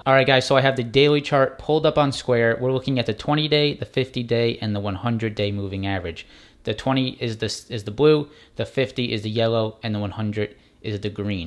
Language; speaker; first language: English; native; English